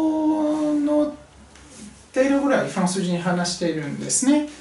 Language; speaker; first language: Japanese; non-native, fluent; French